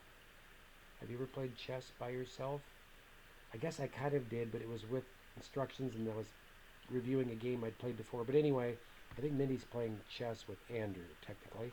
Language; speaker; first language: English; native; English